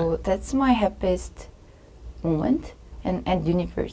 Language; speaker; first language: English; non-native, learner; Korean